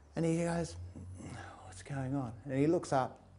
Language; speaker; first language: English; native; English